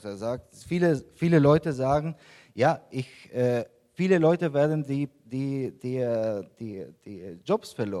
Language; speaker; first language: German; non-native, fluent; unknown